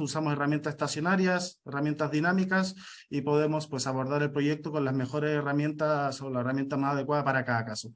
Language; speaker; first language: Spanish; native; Spanish